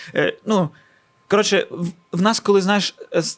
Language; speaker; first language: Ukrainian; non-native, local second language; Russian